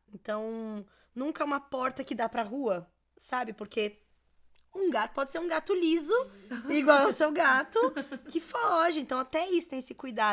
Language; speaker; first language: Portuguese; native; Portuguese